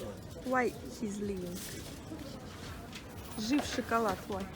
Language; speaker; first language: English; non-native, learner; Russian